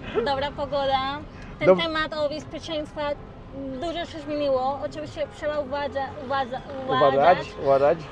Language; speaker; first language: Polish; non-native, learner; Spanish